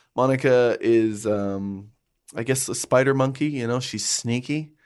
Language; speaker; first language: English; native; English